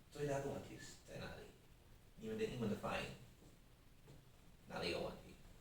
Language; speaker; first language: Chinese; non-native, fluent; English